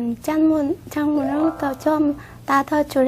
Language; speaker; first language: Korean; non-native, learner; Vietnamese